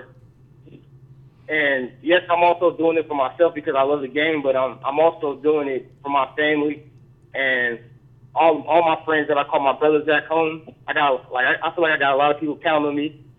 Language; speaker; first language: English; native; English